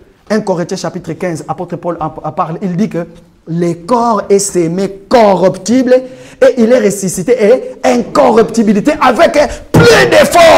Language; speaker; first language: French; non-native, local second language; Lingala